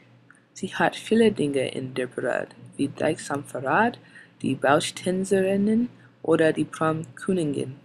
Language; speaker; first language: German; non-native, learner; English